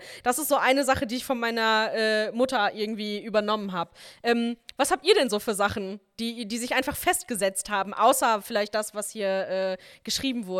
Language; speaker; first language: German; native; German